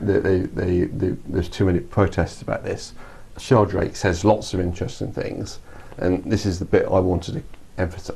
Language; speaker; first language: English; native; English